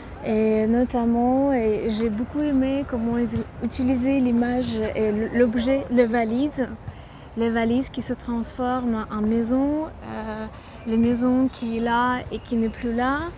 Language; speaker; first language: French; non-native, fluent; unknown